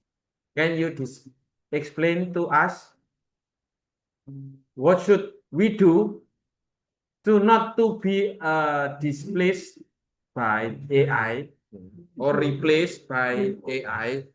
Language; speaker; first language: English; non-native, learner; Indonesian